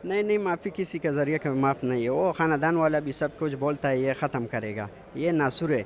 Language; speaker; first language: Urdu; non-native, local second language; Pashto